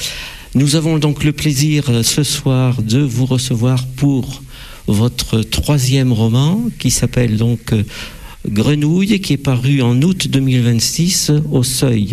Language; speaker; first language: French; native; French